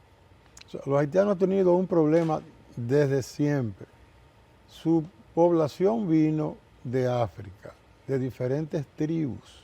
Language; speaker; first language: Spanish; native; Spanish